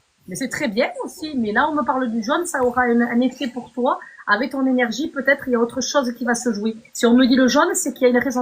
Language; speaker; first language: French; native; French